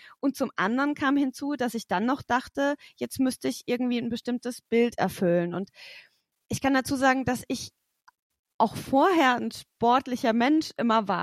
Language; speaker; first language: German; native; German